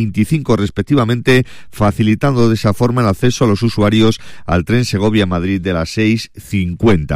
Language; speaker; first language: Spanish; native; Spanish